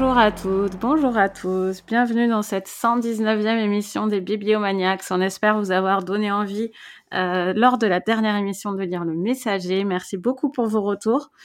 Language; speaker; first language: French; native; French